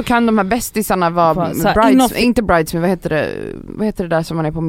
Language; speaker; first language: Swedish; native; Swedish